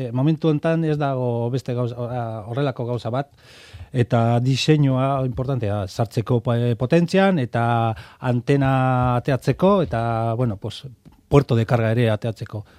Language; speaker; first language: Basque; non-native, local second language; Spanish